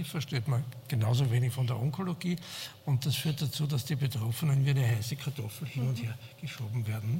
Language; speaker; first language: German; native; German